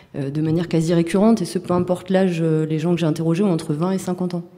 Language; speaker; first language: French; native; French